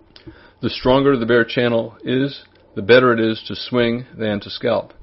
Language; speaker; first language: English; native; English